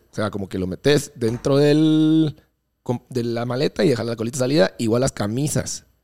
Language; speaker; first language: Spanish; non-native, fluent; Dutch